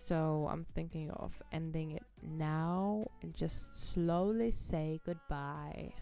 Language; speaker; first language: English; non-native, fluent; Czech